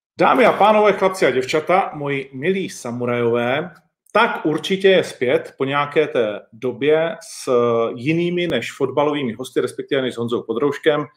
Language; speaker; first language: Czech; native; Czech